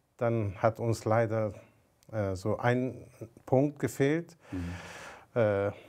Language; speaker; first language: German; non-native, fluent; Persian